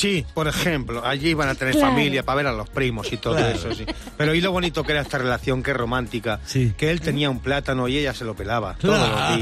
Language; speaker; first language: Spanish; native; Spanish